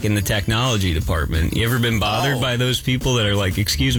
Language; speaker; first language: English; native; English